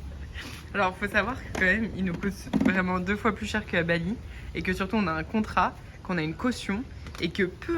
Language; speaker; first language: French; native; French